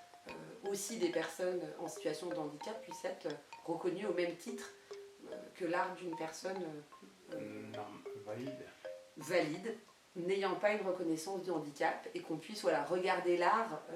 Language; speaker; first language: French; native; French